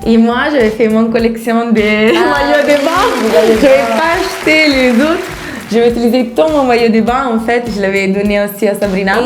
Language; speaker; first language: French; non-native, learner; Italian